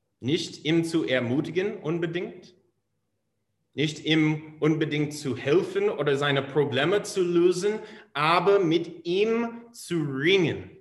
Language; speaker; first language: German; non-native, fluent; English